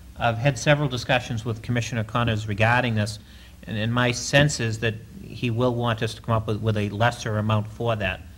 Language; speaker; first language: English; native; English